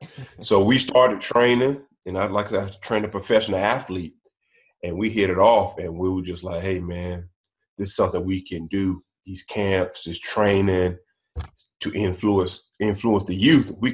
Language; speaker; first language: English; native; English